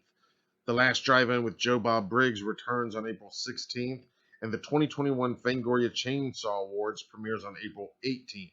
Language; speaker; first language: English; native; English